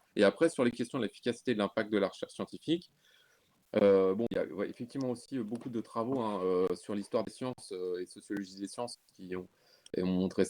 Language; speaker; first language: French; native; French